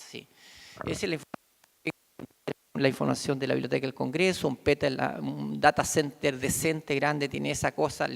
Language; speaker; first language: Spanish; native; Spanish